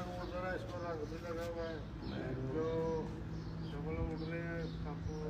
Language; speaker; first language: Hindi; non-native, local second language; Punjabi